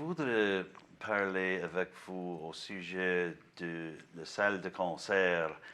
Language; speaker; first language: French; non-native, learner; English